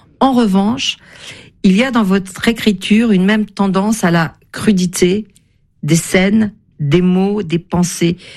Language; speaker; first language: French; native; French